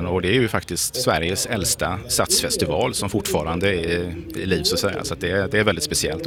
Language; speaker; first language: Swedish; native; Swedish